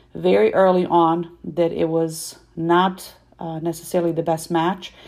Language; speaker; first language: English; non-native, fluent; Russian